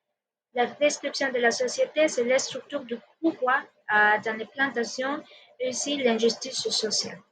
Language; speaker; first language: French; non-native, learner; Spanish